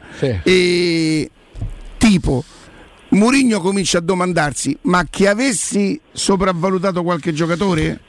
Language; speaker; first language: Italian; native; Italian